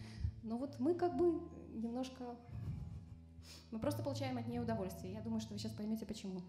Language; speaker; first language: Russian; native; Russian